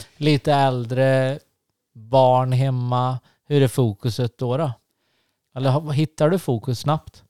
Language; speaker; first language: Swedish; native; Swedish